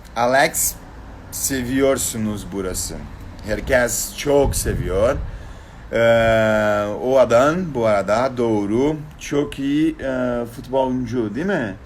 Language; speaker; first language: Turkish; non-native, learner; Portuguese